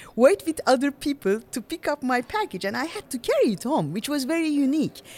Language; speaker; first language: English; non-native, fluent; Turkish